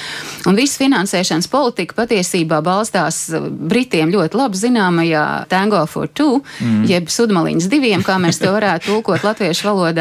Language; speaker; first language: Latvian; native; Latvian